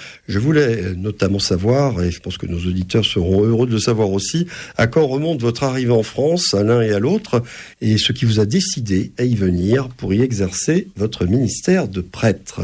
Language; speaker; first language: French; native; French